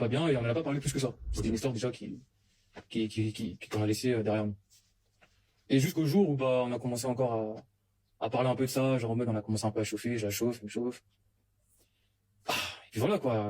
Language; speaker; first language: French; native; French